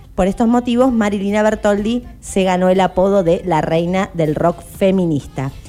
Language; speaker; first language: Spanish; native; Spanish